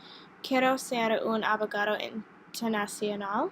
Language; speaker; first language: Spanish; non-native, learner; English